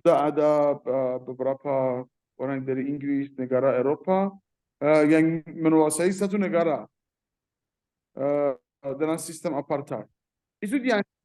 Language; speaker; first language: Indonesian; non-native, fluent; Persian